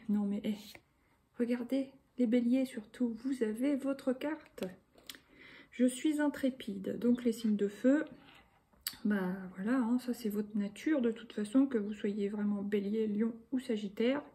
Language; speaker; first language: French; native; French